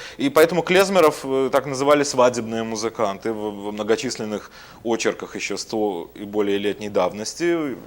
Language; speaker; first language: Russian; native; Russian